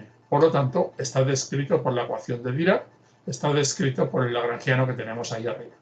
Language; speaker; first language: Spanish; native; Spanish